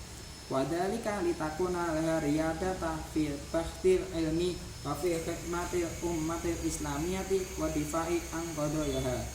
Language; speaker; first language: Arabic; non-native, learner; Indonesian